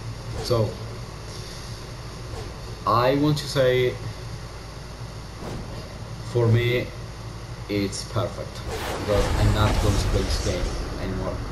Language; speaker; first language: English; non-native, learner; Italian